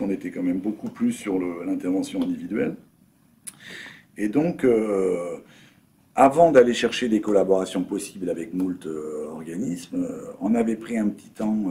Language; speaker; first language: French; native; French